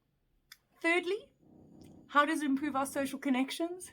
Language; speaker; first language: English; native; English